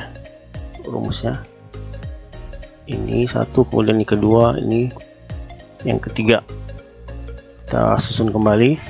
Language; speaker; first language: Indonesian; native; Indonesian